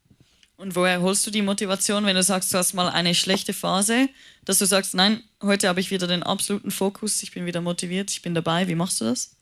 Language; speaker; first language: German; native; German